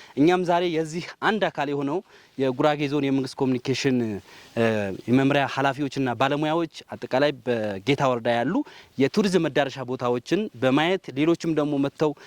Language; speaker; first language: Amharic; non-native, local second language; Sebat Bet Gurage